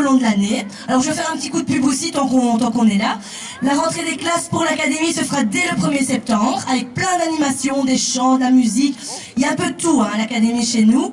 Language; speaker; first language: French; native; French